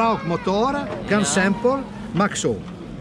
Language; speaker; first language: German; non-native, learner; Italian